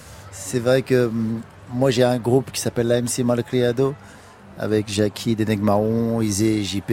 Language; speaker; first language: French; early bilingual, other home language; Kabuverdianu